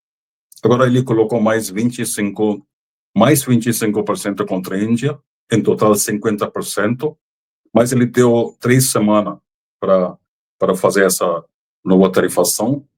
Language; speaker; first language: Portuguese; non-native, fluent; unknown